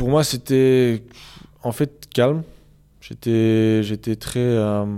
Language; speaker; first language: French; non-native, local second language; Dutch